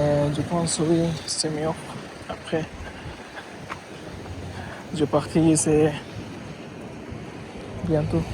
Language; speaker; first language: French; non-native, learner; Bangla